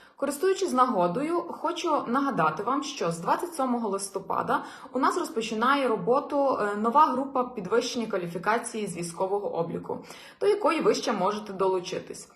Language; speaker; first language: Ukrainian; native; Ukrainian